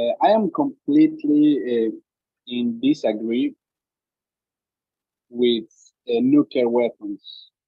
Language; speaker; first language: English; non-native, learner; Spanish